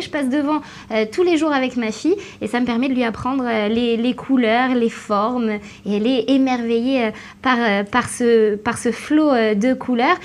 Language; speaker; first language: French; native; French